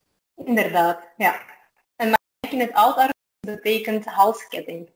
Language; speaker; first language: Dutch; non-native, fluent; Armenian